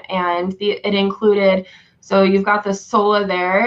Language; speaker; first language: English; native; English